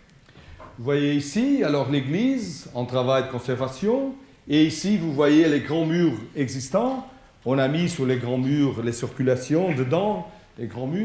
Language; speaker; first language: French; non-native, fluent; Portuguese